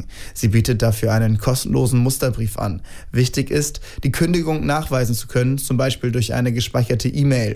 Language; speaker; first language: German; native; German